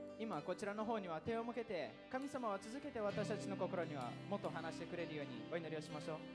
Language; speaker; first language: Japanese; non-native, fluent; Portuguese